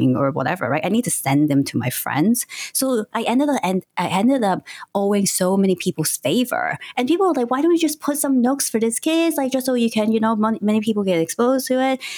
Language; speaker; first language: English; non-native, local second language; Cantonese